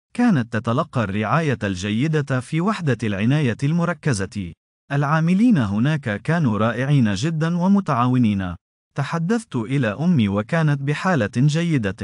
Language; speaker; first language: Arabic; non-native, fluent; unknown